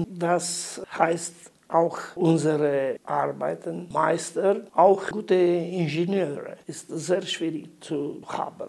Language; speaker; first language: German; non-native, learner; Romanian